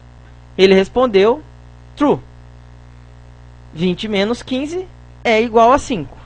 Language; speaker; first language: Portuguese; native; Portuguese